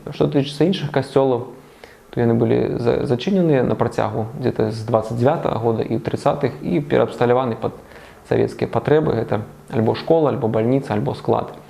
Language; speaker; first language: Belarusian; native; Belarusian